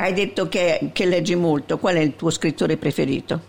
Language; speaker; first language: Italian; native; Italian